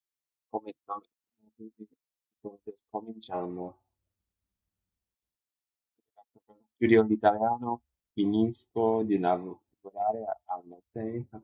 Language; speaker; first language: Italian; non-native, learner; English